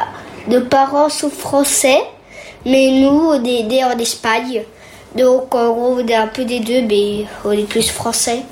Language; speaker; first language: French; early bilingual, heritage; French